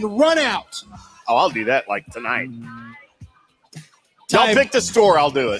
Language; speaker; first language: English; native; English